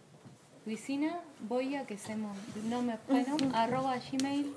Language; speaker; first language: French; non-native, fluent; Spanish